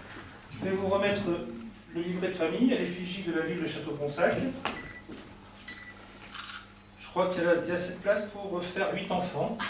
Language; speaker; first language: French; native; French